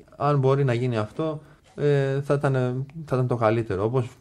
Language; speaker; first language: Greek; native; Greek